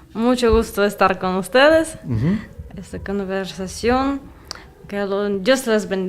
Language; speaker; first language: Spanish; non-native, learner; Russian